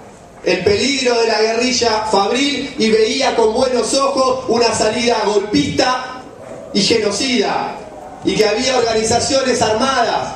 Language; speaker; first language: Spanish; native; Spanish